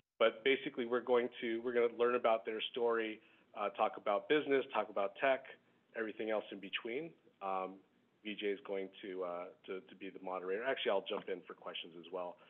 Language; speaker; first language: English; native; English